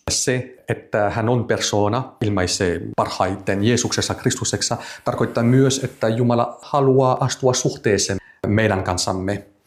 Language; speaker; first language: Finnish; non-native, fluent; French